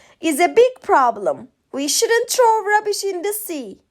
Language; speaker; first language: English; non-native, fluent; Turkish